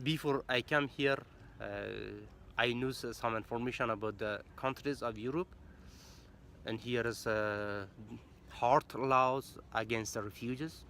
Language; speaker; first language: English; non-native, learner; Persian